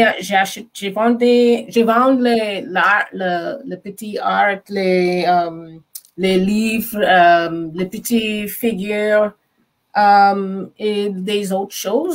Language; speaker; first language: French; non-native, learner; English